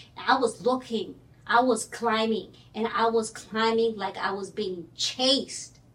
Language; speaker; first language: English; early bilingual, other home language; Spanish